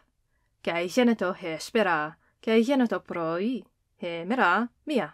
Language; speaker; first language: Greek; non-native, fluent; English